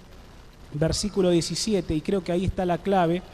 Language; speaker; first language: Spanish; native; Spanish